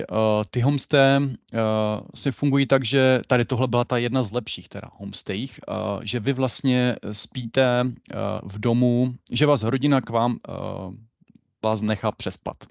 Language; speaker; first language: Czech; native; Czech